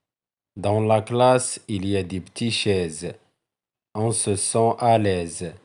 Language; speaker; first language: French; non-native, local second language; Arabic